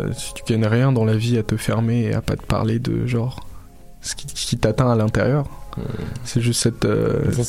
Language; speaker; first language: French; native; French